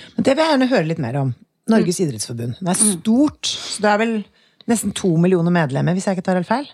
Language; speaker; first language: Norwegian; native; Norwegian